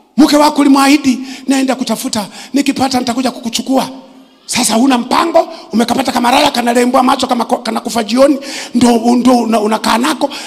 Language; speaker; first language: Swahili; native; Swahili